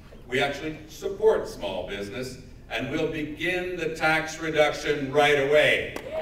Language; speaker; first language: English; early bilingual, other home language; French